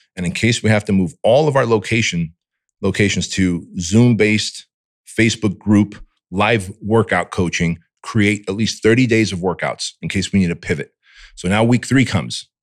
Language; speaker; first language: English; early bilingual, other home language; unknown